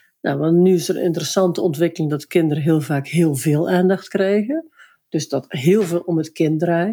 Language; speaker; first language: Dutch; native; Dutch